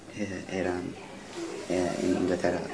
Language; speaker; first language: Spanish; non-native, learner; English